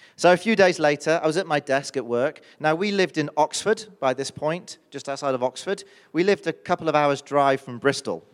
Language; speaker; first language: English; native; English